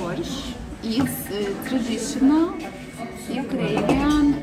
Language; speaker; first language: English; non-native, learner; Ukrainian